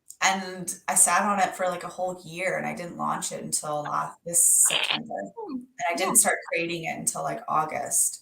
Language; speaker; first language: English; native; English